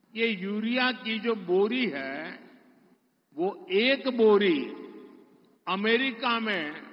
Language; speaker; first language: Hindi; non-native, local second language; Gujarati